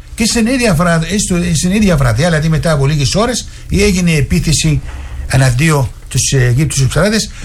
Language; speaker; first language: Greek; non-native, fluent; Arabic